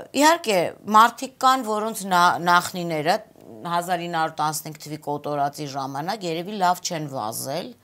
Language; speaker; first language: Armenian; native; Armenian